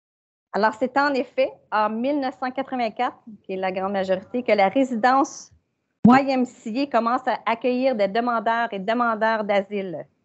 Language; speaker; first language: French; native; French